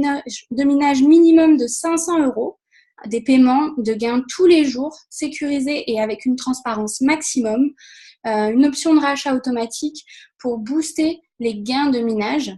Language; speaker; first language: French; native; French